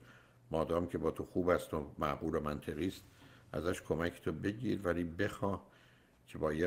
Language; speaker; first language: Persian; native; Persian